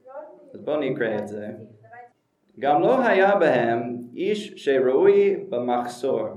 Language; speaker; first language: Hebrew; non-native, fluent; English